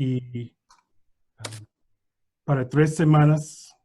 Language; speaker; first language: Spanish; non-native, learner; English